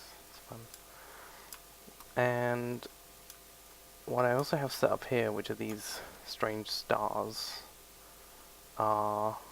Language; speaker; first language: English; native; English